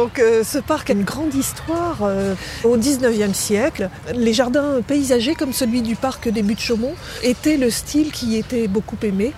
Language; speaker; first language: French; native; French